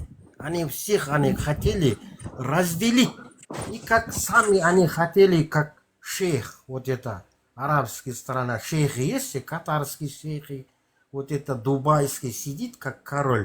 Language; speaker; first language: Russian; non-native, local second language; Kazakh